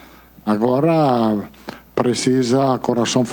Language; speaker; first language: Portuguese; non-native, fluent; Italian